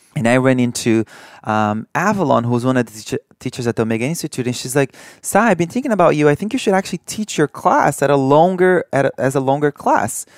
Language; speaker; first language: English; early bilingual, other home language; Portuguese